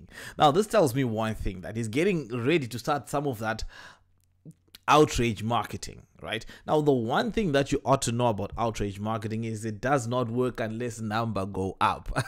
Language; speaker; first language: English; native; English